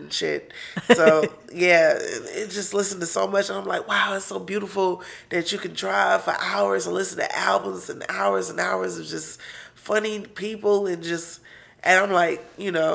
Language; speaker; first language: English; native; English